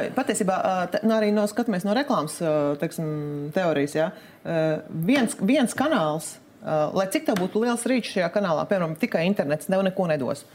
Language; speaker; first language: Latvian; non-native, local second language; Russian